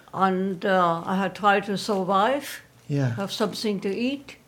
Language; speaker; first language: English; non-native, fluent; German